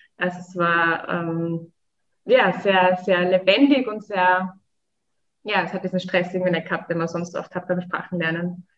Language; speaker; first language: German; native; German